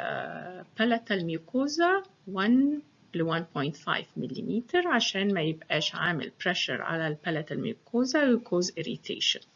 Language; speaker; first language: Arabic; native; Arabic